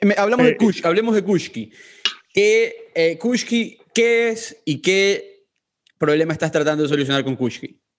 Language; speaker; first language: Spanish; native; Spanish